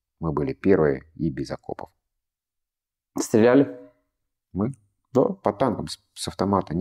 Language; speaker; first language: Russian; native; Russian